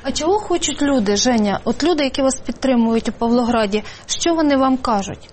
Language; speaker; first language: Ukrainian; native; Ukrainian